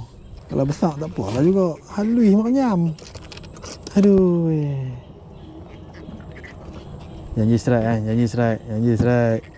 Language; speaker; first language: Malay; native; Malay